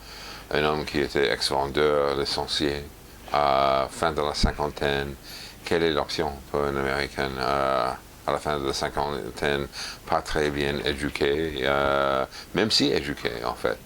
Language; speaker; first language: French; non-native, fluent; English